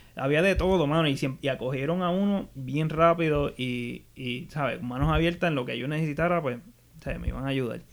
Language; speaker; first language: Spanish; native; Spanish